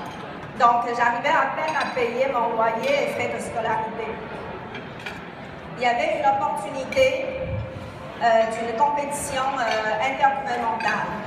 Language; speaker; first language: French; non-native, fluent; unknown